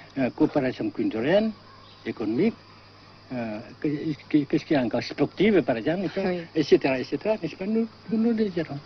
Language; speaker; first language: French; non-native, local second language; Vietnamese